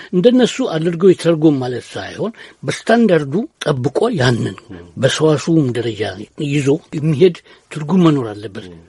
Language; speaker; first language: Amharic; native; Amharic